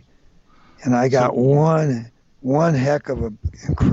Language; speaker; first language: English; native; English